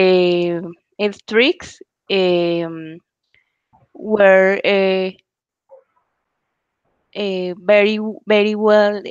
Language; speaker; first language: English; non-native, learner; Spanish